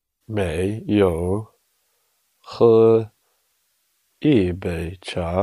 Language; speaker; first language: Chinese; non-native, learner; English